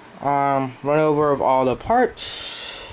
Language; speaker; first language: English; native; English